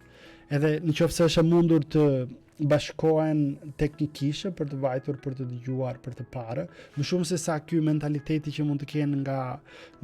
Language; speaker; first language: Albanian; native; Albanian